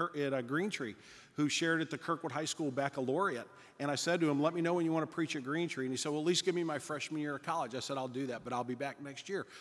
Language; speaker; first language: English; native; English